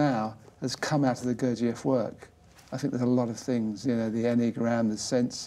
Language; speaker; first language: English; native; English